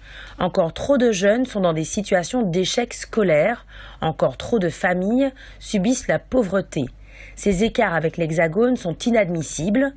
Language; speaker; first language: French; native; French